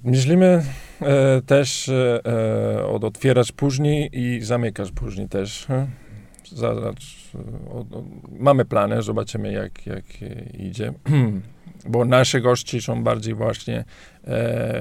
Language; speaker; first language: Polish; non-native, learner; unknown